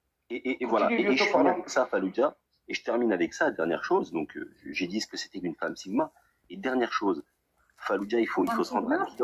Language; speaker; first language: French; native; French